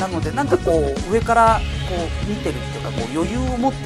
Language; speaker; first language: Japanese; native; Japanese